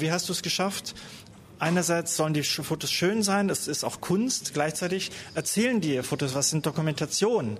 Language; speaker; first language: German; native; German